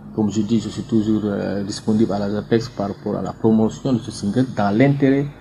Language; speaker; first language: French; non-native, local second language; Fula